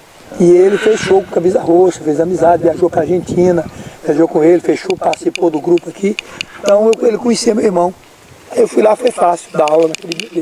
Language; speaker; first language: Portuguese; native; Portuguese